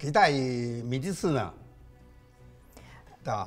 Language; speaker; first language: Russian; non-native, learner; Chinese